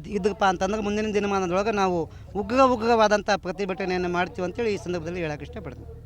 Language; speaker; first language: Kannada; non-native, local second language; Lambadi